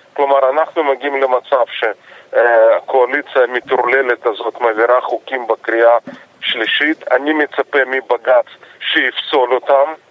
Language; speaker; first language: Hebrew; non-native, fluent; Russian